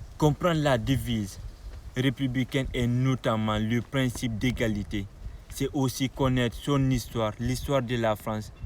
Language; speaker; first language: French; non-native, local second language; Fula